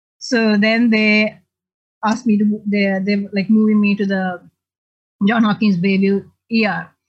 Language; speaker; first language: English; non-native, local second language; Sinhala